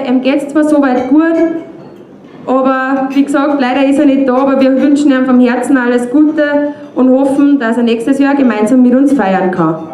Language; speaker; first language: German; native; German